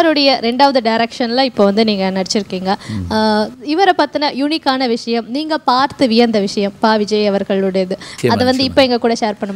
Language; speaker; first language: Tamil; native; Tamil